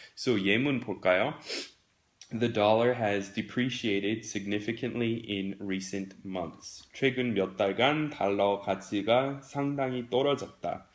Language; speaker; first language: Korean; non-native, fluent; English